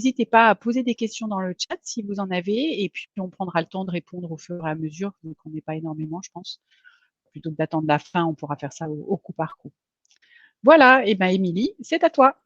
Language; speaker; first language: French; native; French